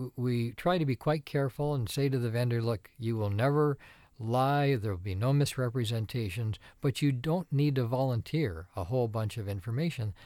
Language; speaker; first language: English; native; English